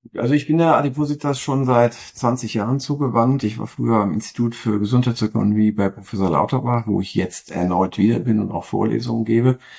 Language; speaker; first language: German; native; German